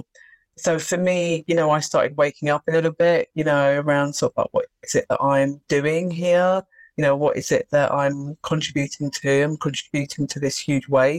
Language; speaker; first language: English; native; English